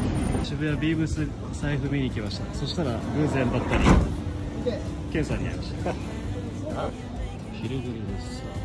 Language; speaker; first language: Japanese; native; Japanese